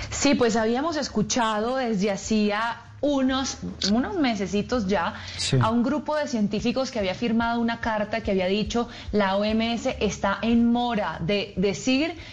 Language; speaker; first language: Spanish; native; Spanish